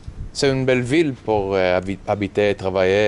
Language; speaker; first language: French; non-native, learner; English